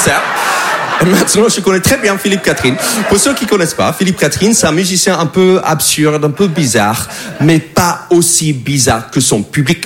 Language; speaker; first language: French; non-native, fluent; English